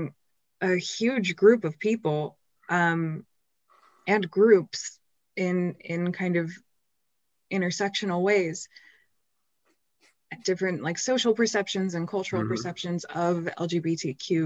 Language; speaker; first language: English; native; English